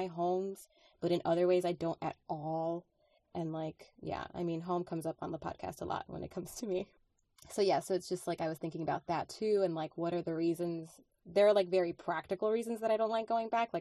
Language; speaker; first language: English; non-native, fluent; Spanish